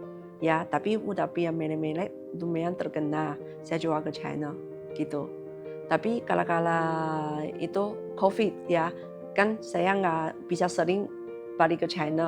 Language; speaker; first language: Indonesian; non-native, learner; Chinese